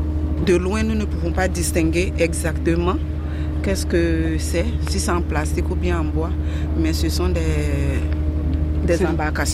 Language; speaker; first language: French; non-native, fluent; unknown